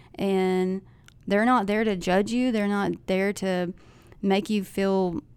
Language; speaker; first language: English; native; English